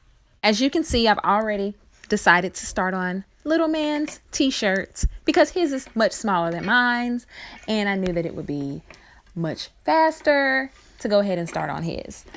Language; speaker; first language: English; native; English